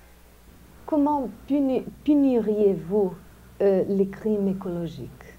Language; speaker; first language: French; non-native, fluent; Portuguese